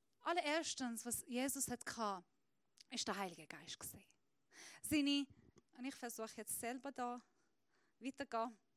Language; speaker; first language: German; non-native, fluent; Persian